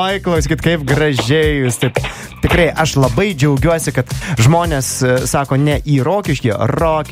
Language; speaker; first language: Lithuanian; native; Lithuanian